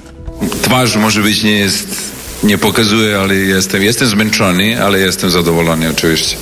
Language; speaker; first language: Polish; non-native, learner; Serbian